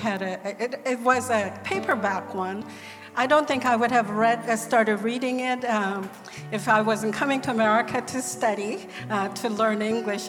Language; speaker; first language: English; non-native, fluent; Korean